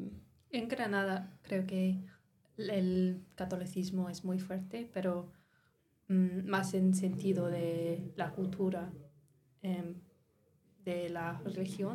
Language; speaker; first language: Spanish; non-native, learner; English